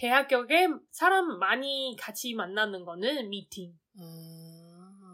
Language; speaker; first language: Korean; non-native, learner; Chinese